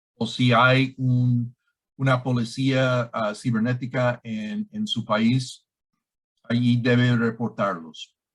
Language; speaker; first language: Spanish; non-native, learner; English